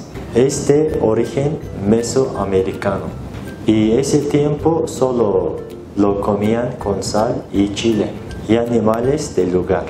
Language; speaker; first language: Spanish; non-native, learner; Turkish